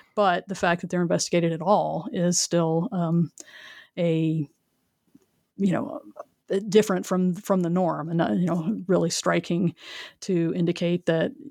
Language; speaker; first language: English; native; English